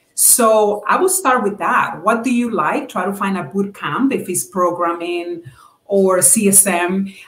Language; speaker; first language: English; non-native, fluent; Spanish